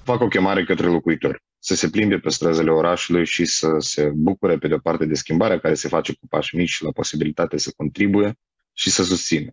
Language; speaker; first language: Romanian; native; Romanian